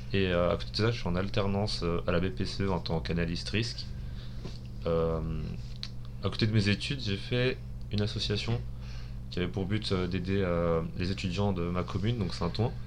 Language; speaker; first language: French; early bilingual, other home language; Spanish